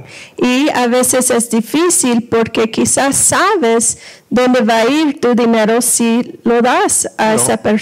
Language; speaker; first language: Spanish; early bilingual, heritage; Spanish